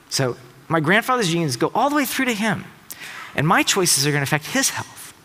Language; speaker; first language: English; native; English